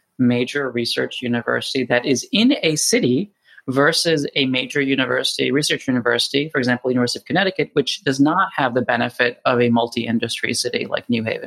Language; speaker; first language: English; native; English